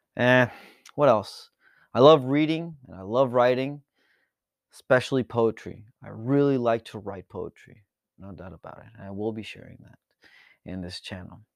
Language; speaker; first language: English; early bilingual, other home language; Spanish